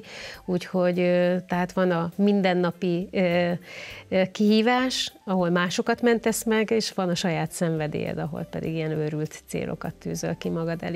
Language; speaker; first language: Hungarian; native; Hungarian